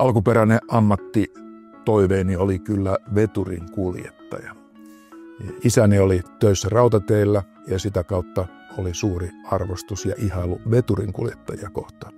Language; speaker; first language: Finnish; native; Finnish